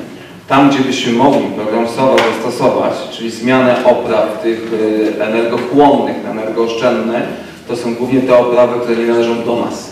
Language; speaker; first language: Polish; native; Polish